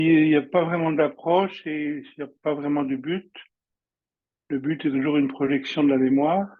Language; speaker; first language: French; native; French